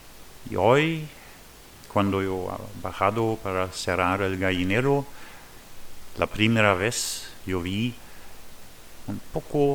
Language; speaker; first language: Spanish; non-native, learner; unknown